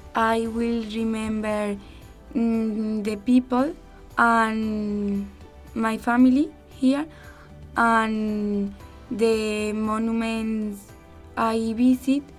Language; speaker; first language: English; non-native, learner; Spanish